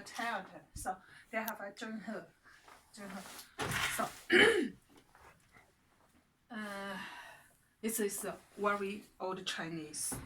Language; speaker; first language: English; non-native, learner; Chinese